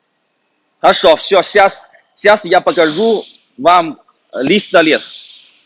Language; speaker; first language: Russian; non-native, learner; Chinese